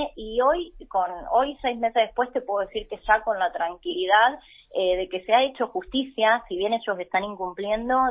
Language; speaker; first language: Spanish; native; Spanish